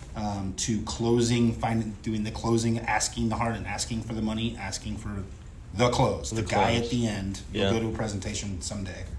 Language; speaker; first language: English; native; English